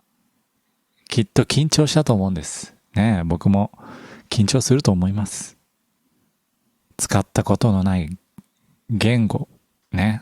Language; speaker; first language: Japanese; native; Japanese